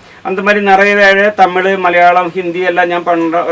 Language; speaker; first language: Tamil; non-native, learner; Malayalam